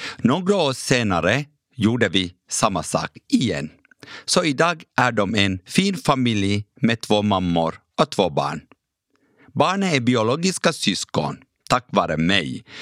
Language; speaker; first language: Swedish; early bilingual, other home language; Kurdish